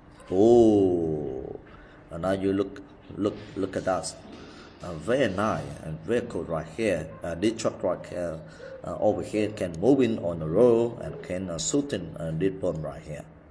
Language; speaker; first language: English; non-native, learner; Vietnamese